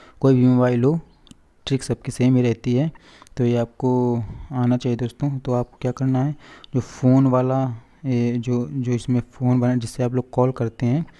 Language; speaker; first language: Hindi; native; Hindi